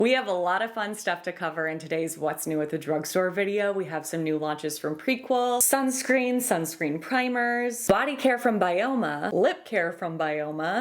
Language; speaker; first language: English; native; English